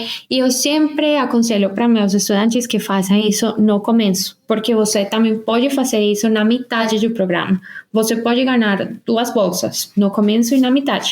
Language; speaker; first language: Portuguese; non-native, fluent; Spanish